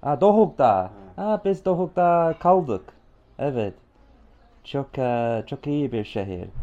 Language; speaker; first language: Turkish; non-native, learner; English